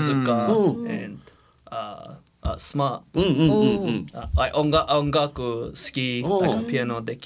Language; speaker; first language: Japanese; non-native, learner; English